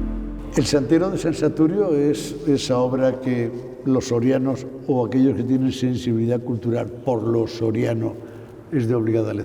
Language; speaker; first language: Spanish; native; Spanish